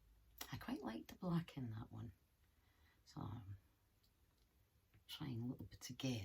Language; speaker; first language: English; native; English